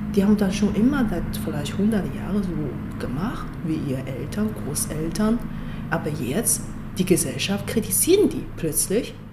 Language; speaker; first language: German; non-native, fluent; Chinese